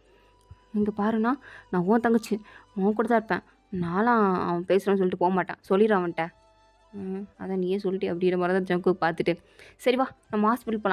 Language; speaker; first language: Tamil; native; Tamil